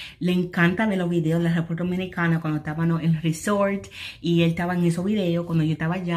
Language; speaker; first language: Spanish; native; Spanish